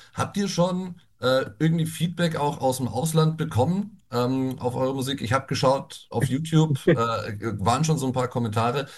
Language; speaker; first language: German; native; German